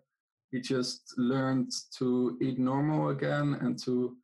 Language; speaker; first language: English; non-native, fluent; Dutch